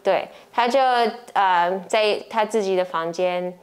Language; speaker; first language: Chinese; early bilingual, heritage; English